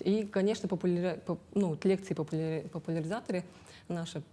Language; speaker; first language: Russian; native; Russian